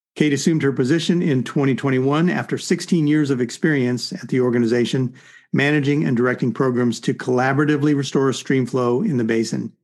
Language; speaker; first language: English; native; English